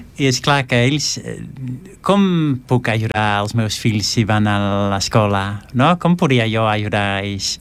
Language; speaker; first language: Catalan; non-native, fluent; Dutch